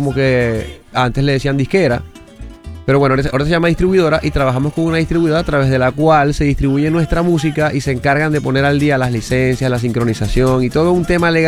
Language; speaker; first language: Spanish; native; Spanish